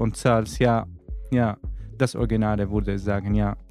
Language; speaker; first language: German; non-native, learner; Arabic